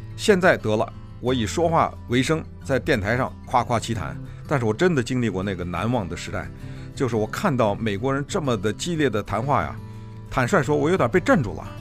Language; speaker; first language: Chinese; native; Chinese